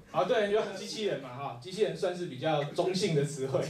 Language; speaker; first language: Chinese; native; Chinese